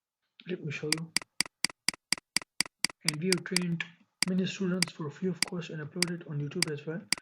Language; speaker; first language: English; non-native, local second language; Urdu